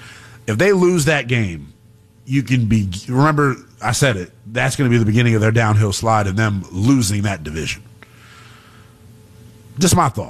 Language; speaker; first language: English; native; English